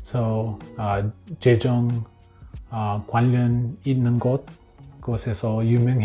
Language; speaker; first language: Korean; non-native, learner; English